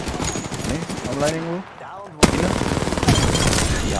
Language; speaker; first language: German; native; German